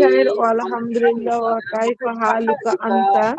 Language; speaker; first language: Arabic; non-native, learner; Bangla